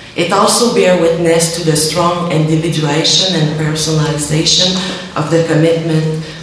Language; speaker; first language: English; non-native, learner; French